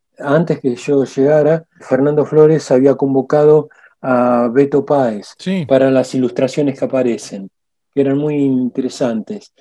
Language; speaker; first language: Spanish; native; Spanish